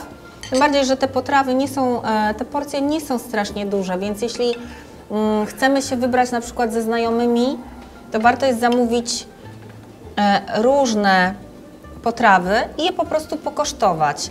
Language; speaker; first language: Polish; native; Polish